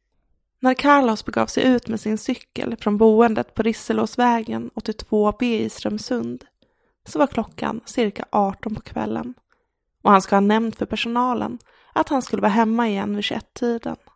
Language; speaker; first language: Swedish; native; Swedish